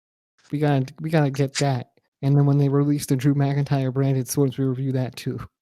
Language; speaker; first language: English; native; English